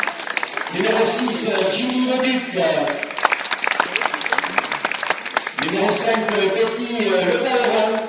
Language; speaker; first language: French; native; French